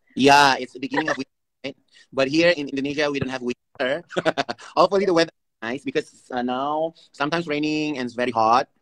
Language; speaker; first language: English; non-native, learner; Indonesian